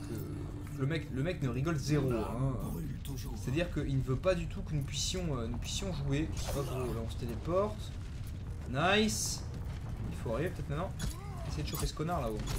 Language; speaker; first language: French; native; French